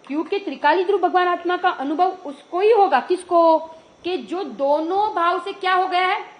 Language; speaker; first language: Hindi; non-native, local second language; Gujarati